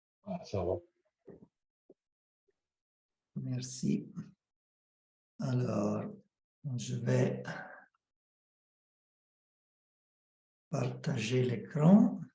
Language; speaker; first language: French; non-native, fluent; Italian